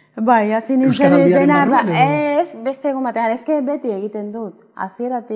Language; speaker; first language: Basque; non-native, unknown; Spanish